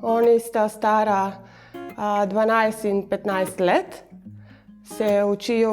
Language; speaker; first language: Slovenian; non-native, learner; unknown